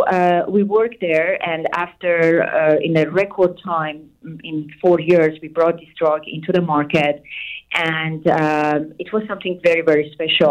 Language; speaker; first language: English; non-native, fluent; Persian